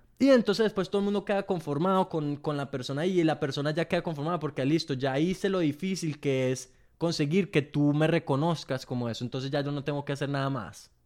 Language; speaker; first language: Spanish; early bilingual, heritage; Spanish